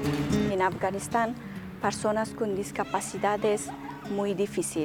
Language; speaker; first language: Spanish; non-native, learner; Persian